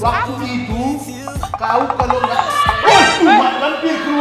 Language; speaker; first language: Indonesian; native; Indonesian